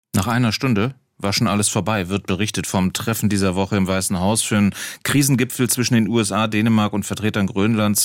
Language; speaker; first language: German; native; German